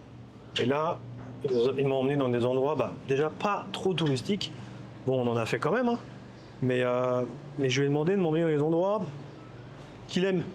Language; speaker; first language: French; native; French